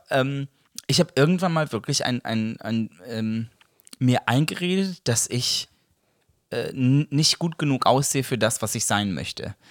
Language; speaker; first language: German; early bilingual, other home language; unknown